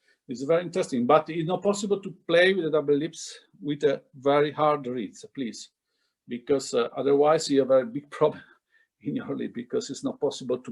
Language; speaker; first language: English; non-native, fluent; Italian